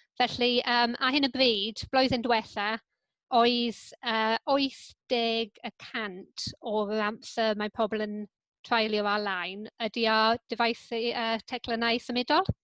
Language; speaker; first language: Welsh; non-native, local second language; English